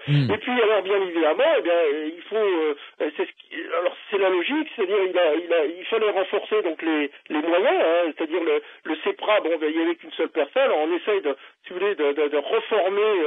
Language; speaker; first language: French; native; French